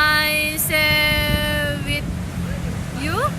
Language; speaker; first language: English; non-native, learner; Indonesian